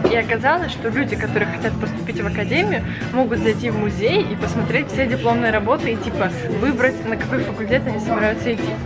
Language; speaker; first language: Russian; native; Russian